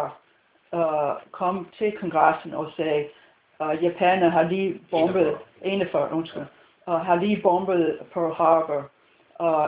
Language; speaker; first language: Danish; non-native, fluent; English